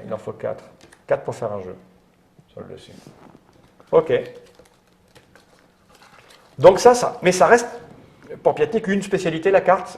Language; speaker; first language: French; native; French